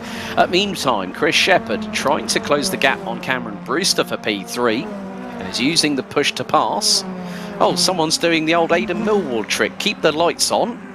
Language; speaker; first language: English; native; English